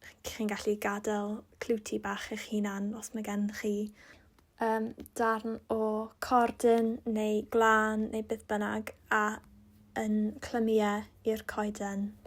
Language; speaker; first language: Welsh; non-native, local second language; English